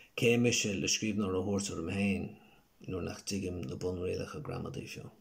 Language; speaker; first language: Irish; native; Irish